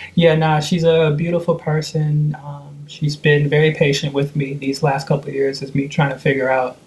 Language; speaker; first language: English; native; English